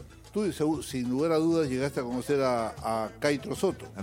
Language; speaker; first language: Spanish; native; Spanish